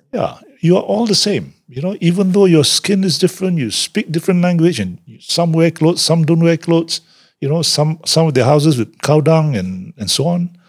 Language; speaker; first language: English; non-native, local second language; Malay